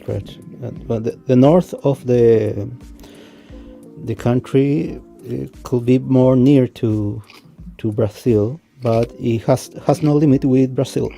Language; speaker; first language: English; non-native, fluent; Spanish